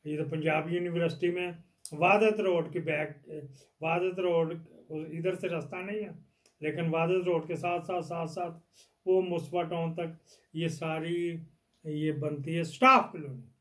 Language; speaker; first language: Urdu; non-native, local second language; Punjabi